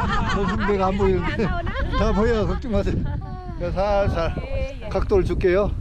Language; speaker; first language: Korean; native; Korean